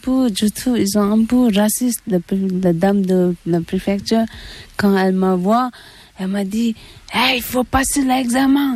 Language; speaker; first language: French; non-native, learner; Tibetan